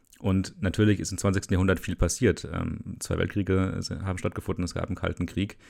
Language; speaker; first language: German; native; German